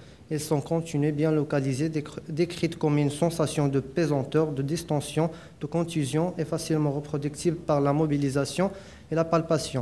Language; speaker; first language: French; non-native, local second language; Arabic